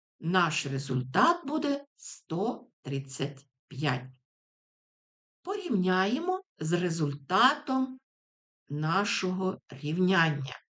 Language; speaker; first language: Ukrainian; native; Ukrainian